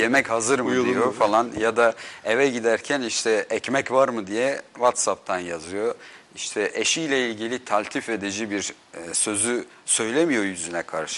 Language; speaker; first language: Turkish; native; Turkish